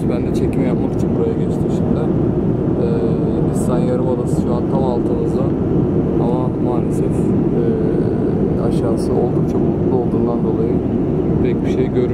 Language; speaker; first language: Turkish; native; Turkish